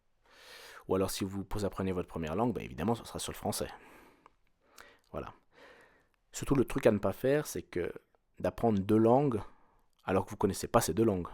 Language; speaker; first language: French; native; French